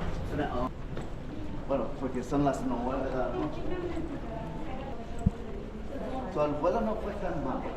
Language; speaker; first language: Spanish; non-native, fluent; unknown